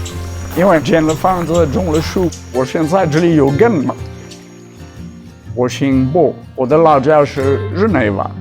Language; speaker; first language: Chinese; non-native, fluent; French